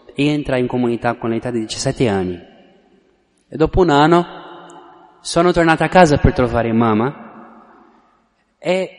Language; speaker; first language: Italian; non-native, fluent; Portuguese